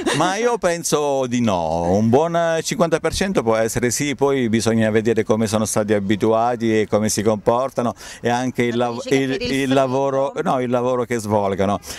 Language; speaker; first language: Italian; native; Italian